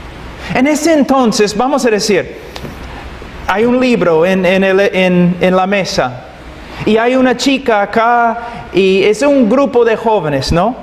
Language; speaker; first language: Spanish; non-native, fluent; English